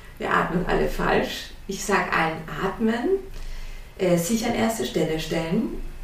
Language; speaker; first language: German; early bilingual, heritage; German